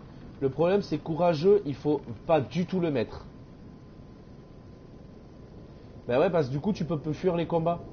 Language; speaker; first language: French; native; French